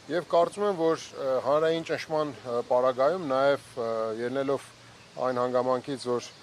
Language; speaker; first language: Armenian; native; Armenian